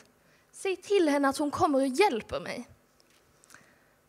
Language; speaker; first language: English; non-native, fluent; Swedish